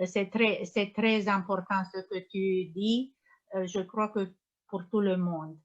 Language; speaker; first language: French; non-native, learner; Romanian